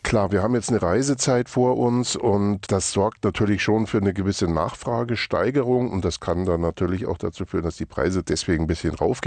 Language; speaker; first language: German; native; German